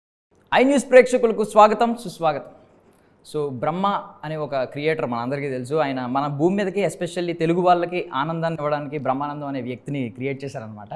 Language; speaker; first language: Telugu; native; Telugu